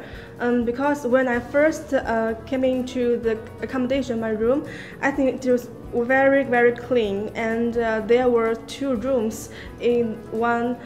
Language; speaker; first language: English; non-native, learner; Chinese